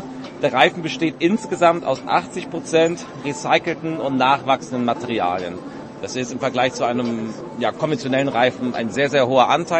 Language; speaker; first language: German; native; German